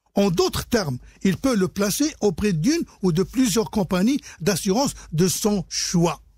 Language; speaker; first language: French; non-native, local second language; Arabic